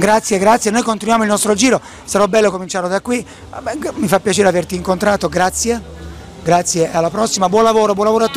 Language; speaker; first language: Italian; native; Italian